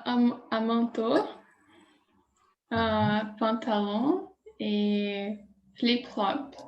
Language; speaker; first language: French; non-native, learner; Portuguese